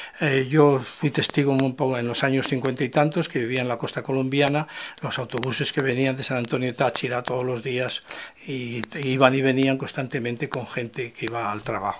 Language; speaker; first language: Spanish; native; Spanish